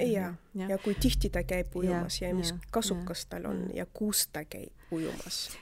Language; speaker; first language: Estonian; non-native, local second language; Russian